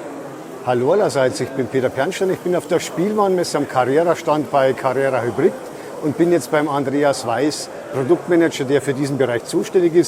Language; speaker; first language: German; native; German